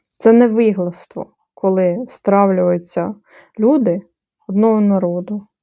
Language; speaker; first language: Ukrainian; non-native, fluent; Bulgarian